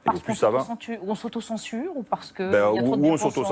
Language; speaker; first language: French; native; French